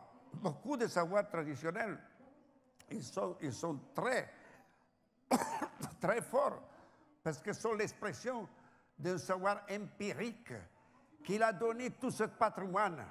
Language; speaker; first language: French; non-native, learner; Italian